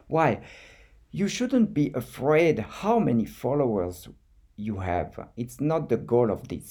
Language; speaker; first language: English; non-native, fluent; French